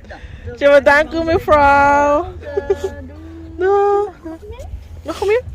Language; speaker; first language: Dutch; non-native, fluent; Cebuano